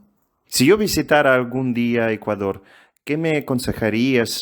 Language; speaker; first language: Spanish; non-native, fluent; Russian